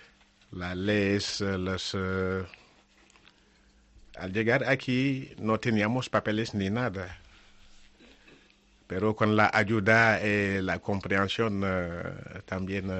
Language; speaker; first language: Spanish; non-native, learner; Wolof